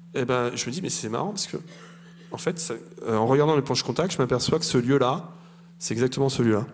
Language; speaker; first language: French; native; French